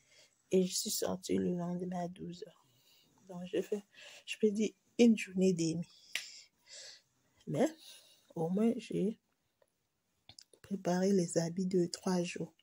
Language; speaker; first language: French; non-native, local second language; Lingala